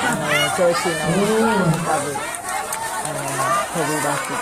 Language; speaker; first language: Japanese; non-native, learner; Khmer